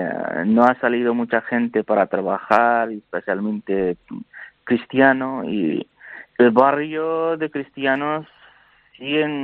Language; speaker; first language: Spanish; non-native, learner; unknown